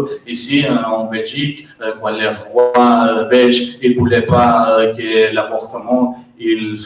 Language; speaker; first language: French; non-native, learner; Catalan